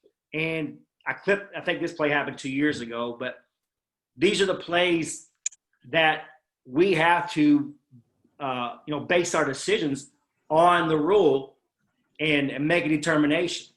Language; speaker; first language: English; native; English